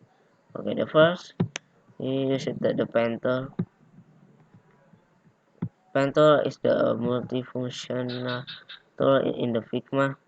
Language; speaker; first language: English; non-native, learner; Indonesian